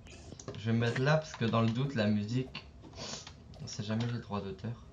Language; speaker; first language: French; native; French